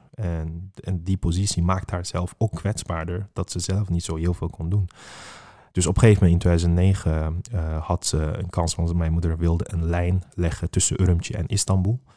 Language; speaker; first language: Dutch; non-native, fluent; Uyghur